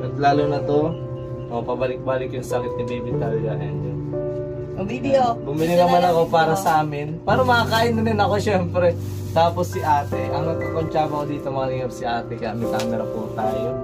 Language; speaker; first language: Filipino; non-native, local second language; Bikol